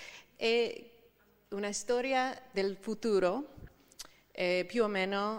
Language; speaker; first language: Italian; non-native, fluent; English